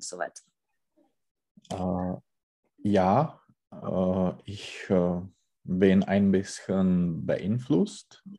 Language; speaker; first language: German; non-native, learner; Czech